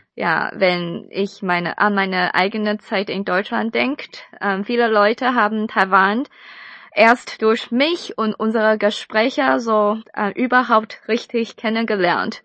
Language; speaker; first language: German; non-native, fluent; Chinese